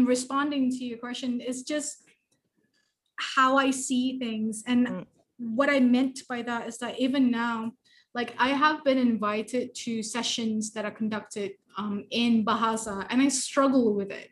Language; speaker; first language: English; native; English